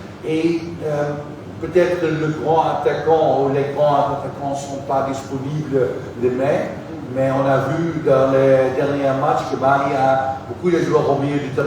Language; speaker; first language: French; non-native, fluent; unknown